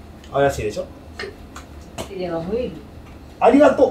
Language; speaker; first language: Japanese; non-native, learner; Spanish